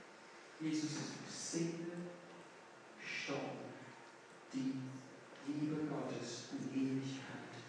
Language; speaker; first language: German; non-native, fluent; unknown